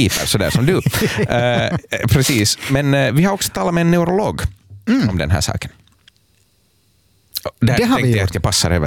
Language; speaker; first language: Swedish; native; Swedish